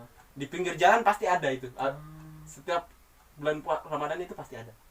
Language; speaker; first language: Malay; non-native, local second language; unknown